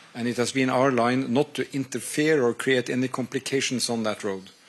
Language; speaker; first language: English; non-native, fluent; Norwegian